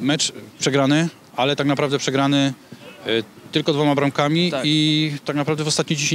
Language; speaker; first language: Polish; native; Polish